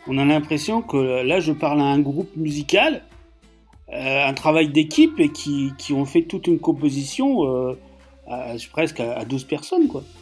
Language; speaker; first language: French; native; French